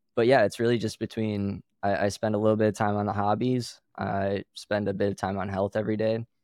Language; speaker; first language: English; native; English